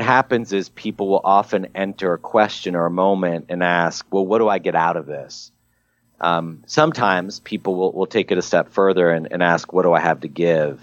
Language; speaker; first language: English; native; English